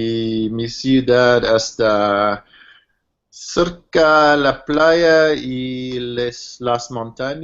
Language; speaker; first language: Spanish; non-native, learner; English